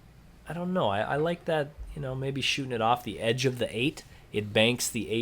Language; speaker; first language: English; native; English